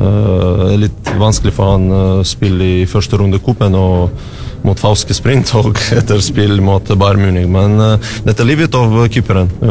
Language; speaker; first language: Norwegian; non-native, learner; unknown